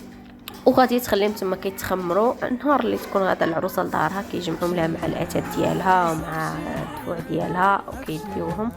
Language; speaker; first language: Arabic; native; Arabic